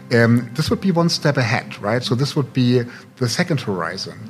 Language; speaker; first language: English; non-native, fluent; German